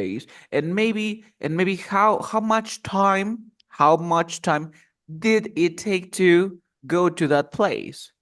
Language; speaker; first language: English; non-native, fluent; Spanish